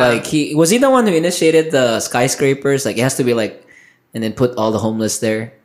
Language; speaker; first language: English; non-native, local second language; Filipino